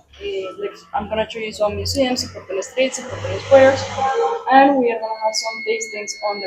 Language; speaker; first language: English; non-native, fluent; Spanish